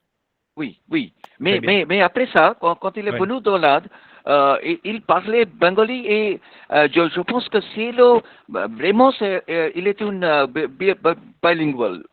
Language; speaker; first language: French; non-native, fluent; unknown